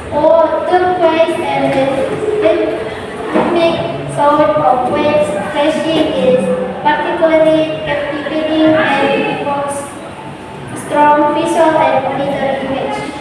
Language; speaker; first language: English; non-native, learner; Indonesian